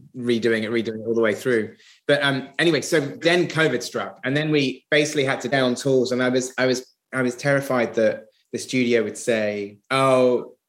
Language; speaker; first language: English; native; English